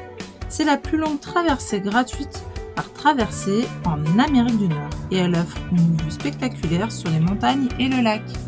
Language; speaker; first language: French; native; French